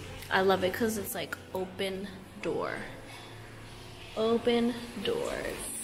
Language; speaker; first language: English; early bilingual, other home language; Spanish